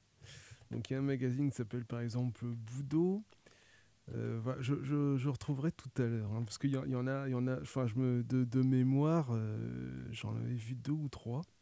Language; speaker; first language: French; native; French